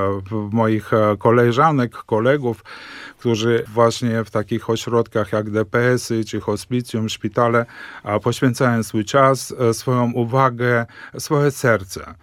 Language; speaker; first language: Polish; early bilingual, heritage; Polish